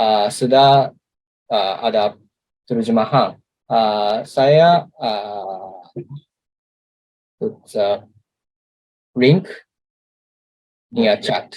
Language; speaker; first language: Indonesian; non-native, learner; Japanese